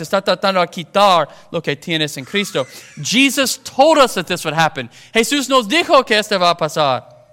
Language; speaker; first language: Spanish; non-native, fluent; English